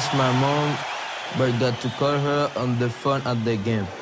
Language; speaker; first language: English; non-native, learner; Haitian Creole